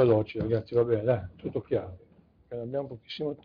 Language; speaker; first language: Italian; native; Italian